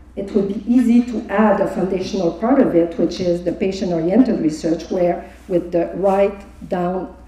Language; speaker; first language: English; non-native, fluent; French